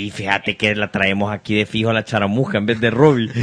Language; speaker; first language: Spanish; native; Spanish